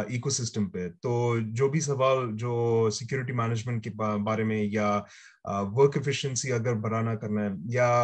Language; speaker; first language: Hindi; native; Hindi